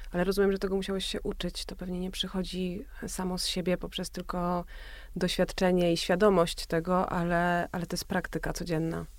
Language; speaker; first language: Polish; native; Polish